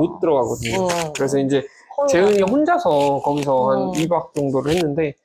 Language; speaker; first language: Korean; native; Korean